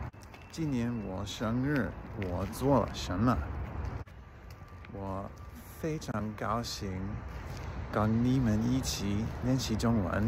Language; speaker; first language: Chinese; non-native, learner; English